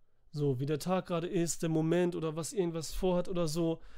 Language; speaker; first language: German; native; German